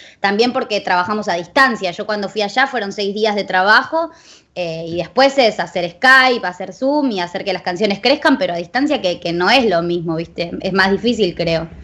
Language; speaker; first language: Spanish; native; Spanish